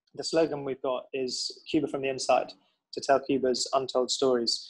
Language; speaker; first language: English; native; English